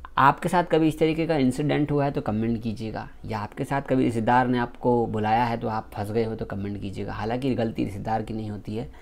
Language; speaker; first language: Hindi; native; Hindi